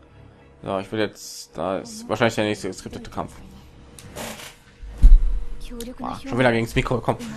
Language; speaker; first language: German; native; German